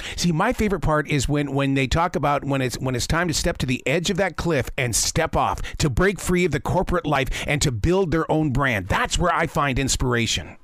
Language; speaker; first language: English; native; English